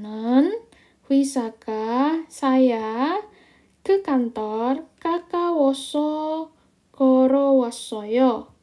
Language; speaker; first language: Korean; non-native, fluent; Indonesian